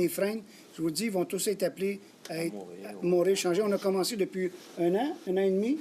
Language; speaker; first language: French; native; French